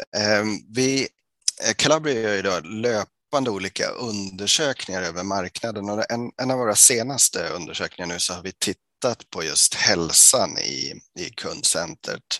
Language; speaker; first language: Swedish; native; Swedish